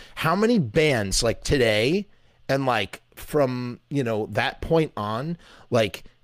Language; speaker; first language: English; native; English